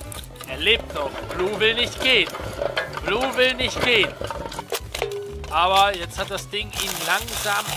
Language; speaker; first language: German; native; German